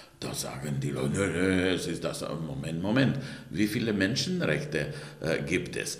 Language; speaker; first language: German; non-native, fluent; Romanian